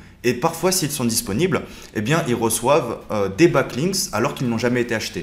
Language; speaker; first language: French; native; French